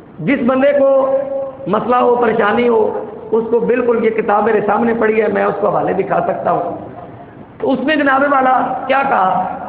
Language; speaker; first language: Urdu; non-native, local second language; Punjabi